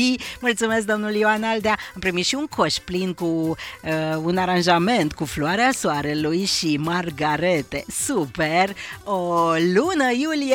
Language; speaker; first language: Romanian; native; Romanian